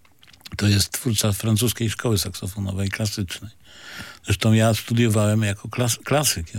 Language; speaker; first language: Polish; native; Polish